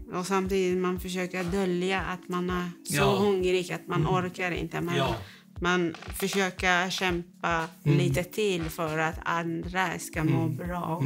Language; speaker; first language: Swedish; non-native, fluent; Persian